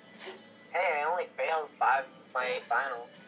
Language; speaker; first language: English; native; English